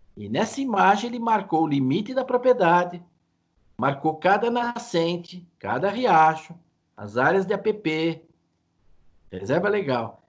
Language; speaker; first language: Portuguese; native; Portuguese